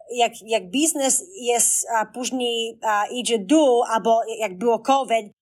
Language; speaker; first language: Polish; early bilingual, heritage; Polish